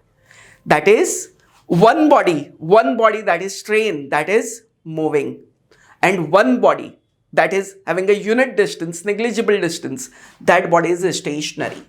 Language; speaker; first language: English; non-native, local second language; Hindi